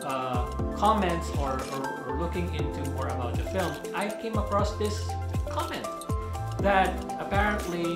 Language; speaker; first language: English; non-native, local second language; Filipino